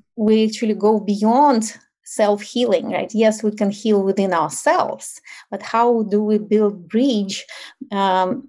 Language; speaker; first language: English; non-native, fluent; Ukrainian